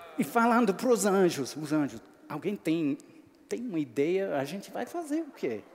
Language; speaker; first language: Portuguese; non-native, fluent; English